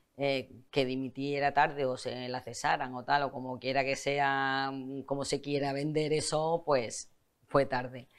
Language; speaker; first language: Spanish; native; Spanish